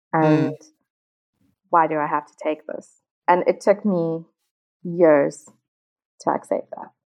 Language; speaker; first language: English; native; English